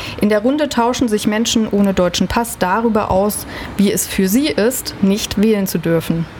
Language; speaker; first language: German; native; German